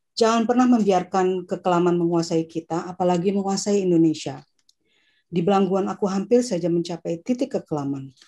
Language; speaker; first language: English; non-native, fluent; Indonesian